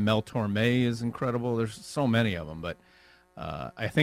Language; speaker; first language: English; native; English